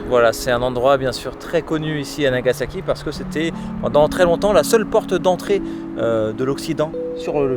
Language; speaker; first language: French; native; French